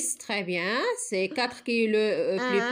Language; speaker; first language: French; non-native, local second language; Arabic